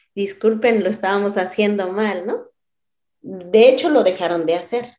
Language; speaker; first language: Spanish; non-native, local second language; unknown